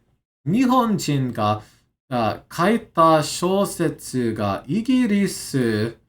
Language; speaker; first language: Japanese; non-native, learner; English